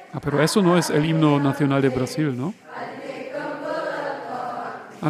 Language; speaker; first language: Spanish; non-native, fluent; German